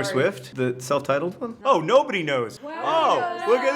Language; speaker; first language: English; native; English